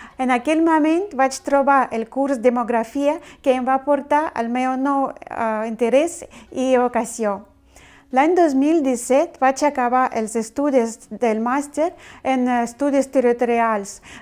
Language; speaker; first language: Catalan; non-native, learner; Russian